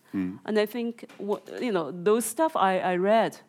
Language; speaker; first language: English; non-native, fluent; Chinese